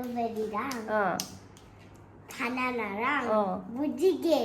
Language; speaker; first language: Korean; early bilingual, heritage; Korean